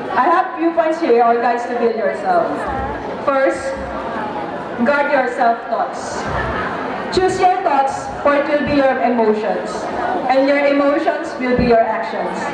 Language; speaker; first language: English; non-native, local second language; Filipino